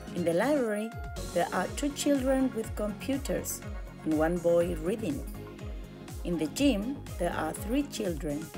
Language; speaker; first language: English; non-native, fluent; Spanish